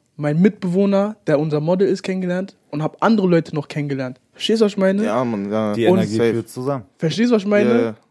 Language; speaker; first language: German; native; German